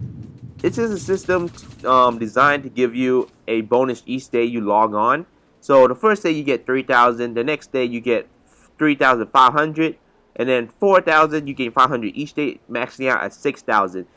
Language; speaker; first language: English; native; English